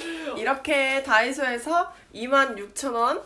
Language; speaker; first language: Korean; native; Korean